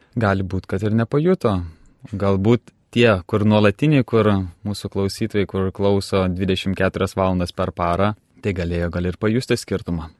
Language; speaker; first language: Lithuanian; native; Lithuanian